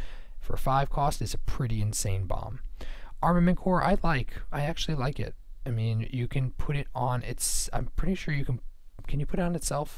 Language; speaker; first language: English; native; English